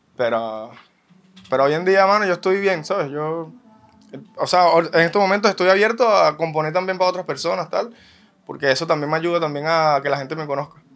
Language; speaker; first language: Spanish; native; Spanish